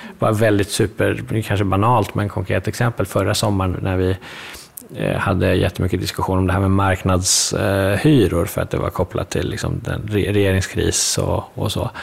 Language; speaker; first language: Swedish; early bilingual, other home language; Persian